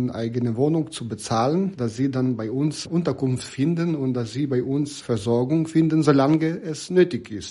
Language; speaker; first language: German; non-native, fluent; Ukrainian